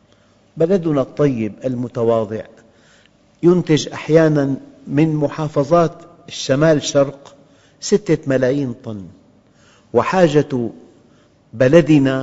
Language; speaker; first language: Arabic; native; Arabic